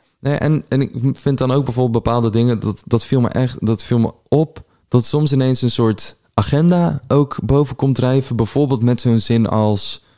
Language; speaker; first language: Dutch; early bilingual, other home language; Persian